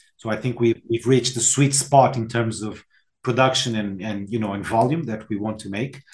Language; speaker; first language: English; non-native, fluent; Portuguese